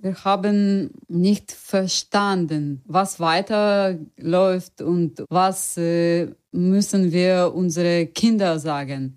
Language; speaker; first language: German; non-native, learner; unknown